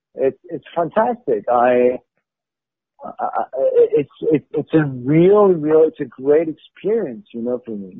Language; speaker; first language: English; non-native, fluent; Arabic